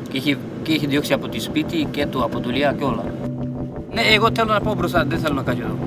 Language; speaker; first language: Greek; non-native, learner; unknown